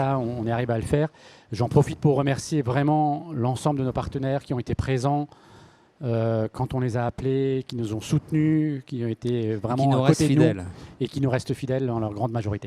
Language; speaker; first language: French; native; French